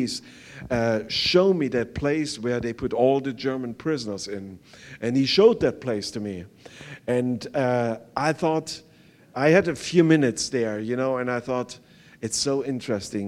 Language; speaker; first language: English; non-native, fluent; German